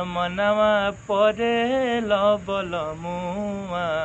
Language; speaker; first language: Hindi; native; Hindi